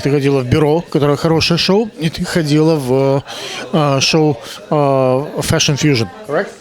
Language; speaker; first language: Russian; native; Russian